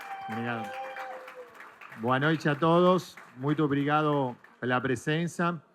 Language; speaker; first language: Portuguese; non-native, fluent; Spanish